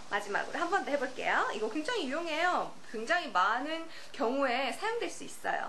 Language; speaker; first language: Korean; native; Korean